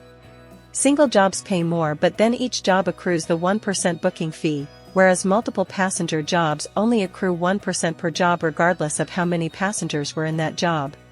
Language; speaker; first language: English; native; English